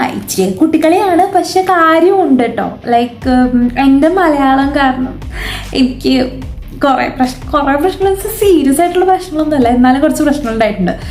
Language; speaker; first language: Malayalam; early bilingual, heritage; Malayalam